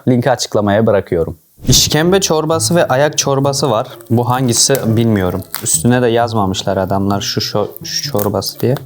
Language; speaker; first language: Turkish; non-native, fluent; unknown